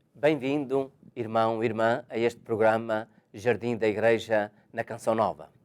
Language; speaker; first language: Portuguese; native; Portuguese